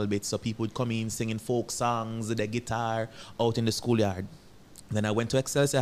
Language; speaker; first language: English; non-native, local second language; Jamaican Creole English